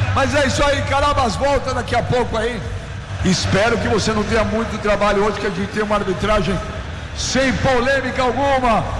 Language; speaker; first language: Portuguese; native; Portuguese